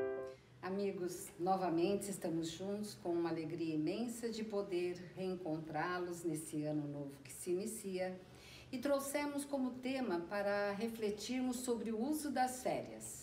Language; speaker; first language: Portuguese; native; Portuguese